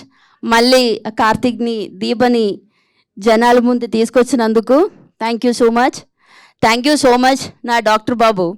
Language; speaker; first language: Telugu; non-native, fluent; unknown